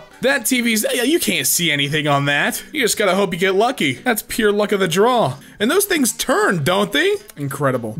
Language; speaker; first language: English; native; English